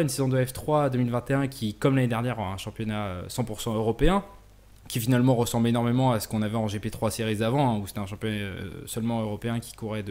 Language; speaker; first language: French; native; French